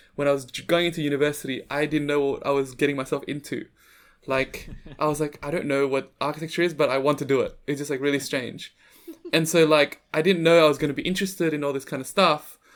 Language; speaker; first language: English; native; English